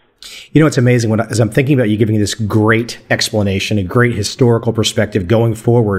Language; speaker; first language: English; native; English